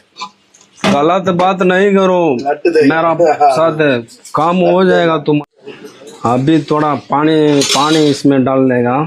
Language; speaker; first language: Hindi; non-native, local second language; Tamil